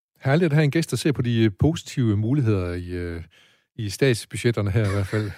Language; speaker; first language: Danish; native; Danish